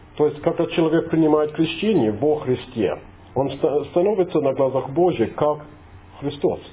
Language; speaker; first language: Russian; non-native, fluent; English